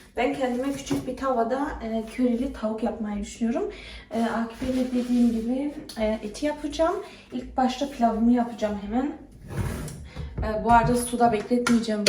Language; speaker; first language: Turkish; early bilingual, heritage; Turkish